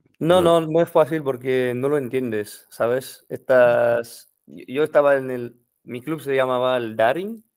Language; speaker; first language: Spanish; non-native, fluent; French